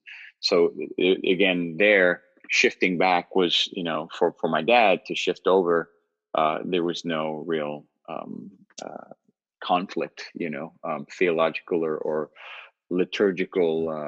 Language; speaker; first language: English; native; English